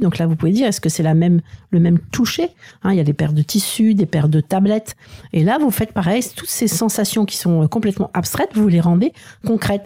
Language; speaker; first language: French; native; French